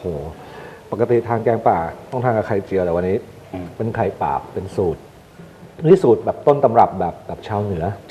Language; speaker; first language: Thai; native; Thai